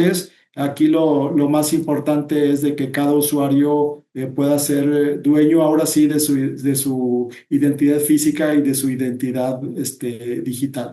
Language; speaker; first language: Spanish; native; Spanish